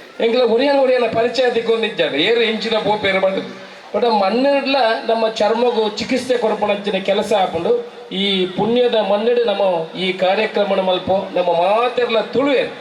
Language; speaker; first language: Kannada; native; Kannada